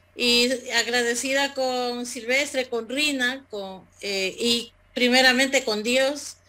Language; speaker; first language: Spanish; native; Spanish